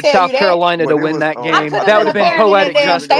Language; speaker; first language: English; native; English